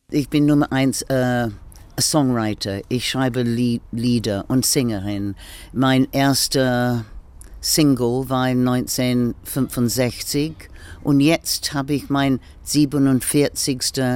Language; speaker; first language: German; non-native, learner; English